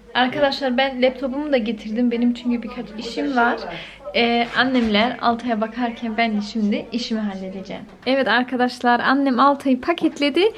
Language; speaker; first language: Turkish; early bilingual, heritage; Turkish